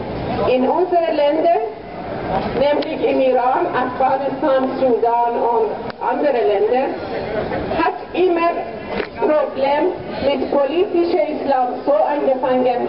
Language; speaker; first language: German; non-native, fluent; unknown